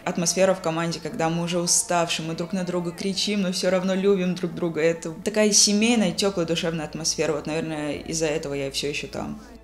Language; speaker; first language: Russian; native; Russian